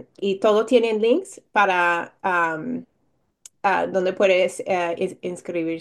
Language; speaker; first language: Spanish; non-native, fluent; English